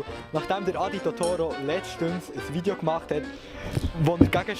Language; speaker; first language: German; native; German